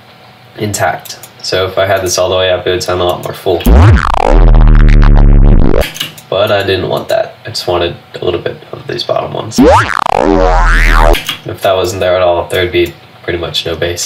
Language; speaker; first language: English; native; English